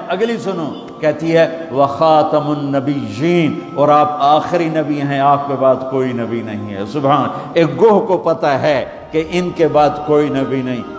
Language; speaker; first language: Urdu; non-native, local second language; Punjabi